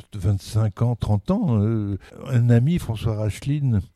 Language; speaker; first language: French; native; French